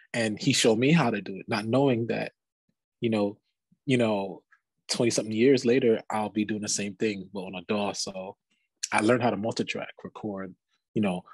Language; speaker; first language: English; native; English